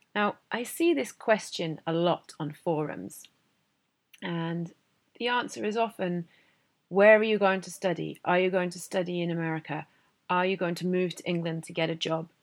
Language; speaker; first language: English; native; English